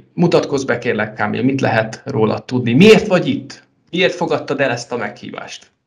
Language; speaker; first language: Hungarian; non-native, fluent; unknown